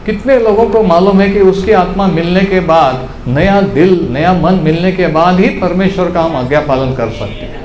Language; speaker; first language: Hindi; non-native, local second language; Marathi